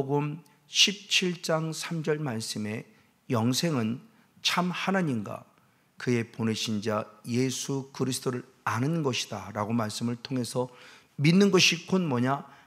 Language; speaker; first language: Korean; native; Korean